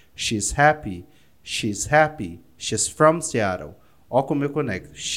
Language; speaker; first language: English; non-native, fluent; Portuguese